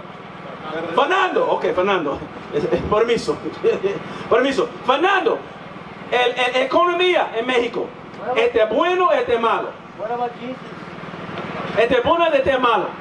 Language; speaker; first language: Spanish; non-native, learner; English